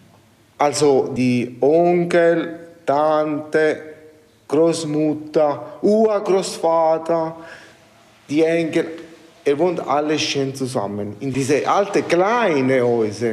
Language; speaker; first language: German; non-native, learner; Italian